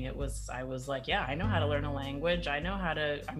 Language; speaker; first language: English; native; English